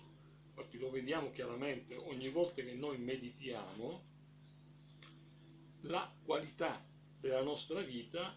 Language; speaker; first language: Italian; native; Italian